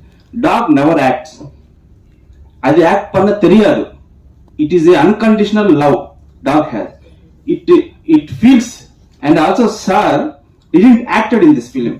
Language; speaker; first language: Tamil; non-native, learner; Telugu